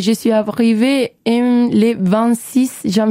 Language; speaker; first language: French; non-native, learner; Spanish